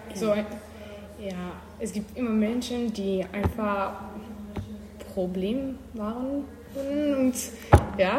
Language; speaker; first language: German; non-native, learner; French